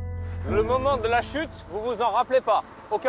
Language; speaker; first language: French; native; French